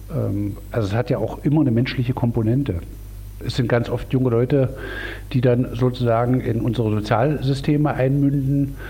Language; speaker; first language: German; native; German